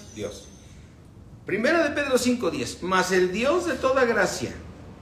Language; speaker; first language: Spanish; native; Spanish